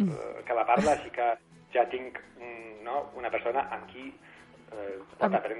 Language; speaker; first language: Catalan; non-native, fluent; English